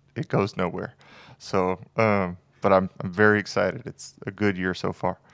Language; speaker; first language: English; native; English